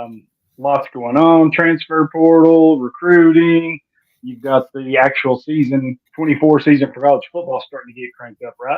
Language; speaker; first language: English; native; English